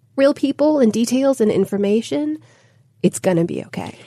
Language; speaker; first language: English; native; English